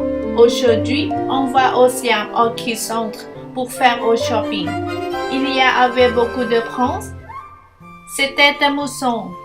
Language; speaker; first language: French; non-native, learner; Thai